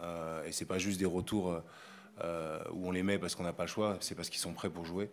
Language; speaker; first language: French; native; French